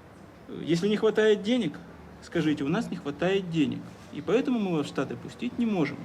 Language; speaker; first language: Russian; native; Russian